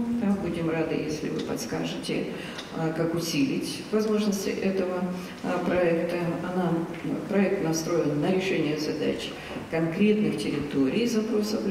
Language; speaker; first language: Russian; native; Russian